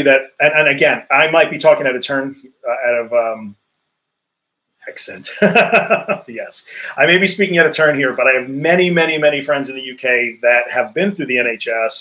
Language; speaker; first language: English; native; English